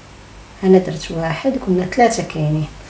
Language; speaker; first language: Arabic; native; Arabic